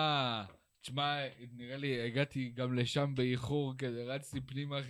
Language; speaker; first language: Hebrew; native; Hebrew